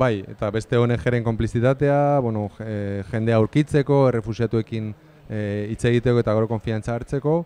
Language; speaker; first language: Basque; non-native, local second language; Spanish